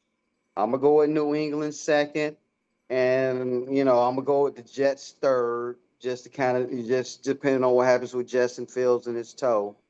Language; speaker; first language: English; native; English